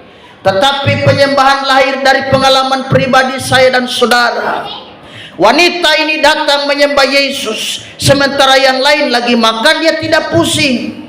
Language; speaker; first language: Indonesian; native; Indonesian